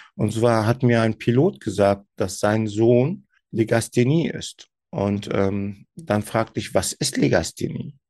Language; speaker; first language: German; early bilingual, other home language; Turkish